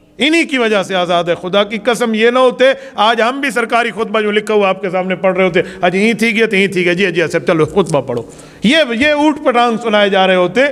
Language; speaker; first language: Urdu; non-native, local second language; Saraiki